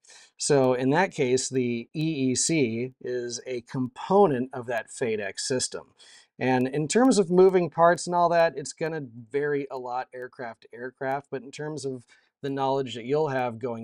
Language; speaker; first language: English; native; English